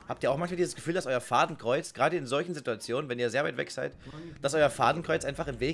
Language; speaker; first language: German; native; German